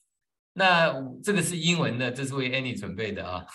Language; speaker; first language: Chinese; native; Chinese